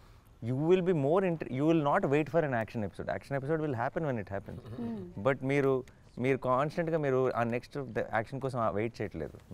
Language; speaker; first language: Telugu; native; Telugu